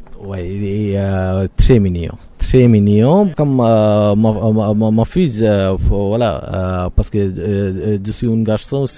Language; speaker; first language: French; non-native, learner; Bangla